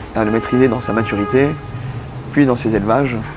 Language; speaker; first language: French; native; French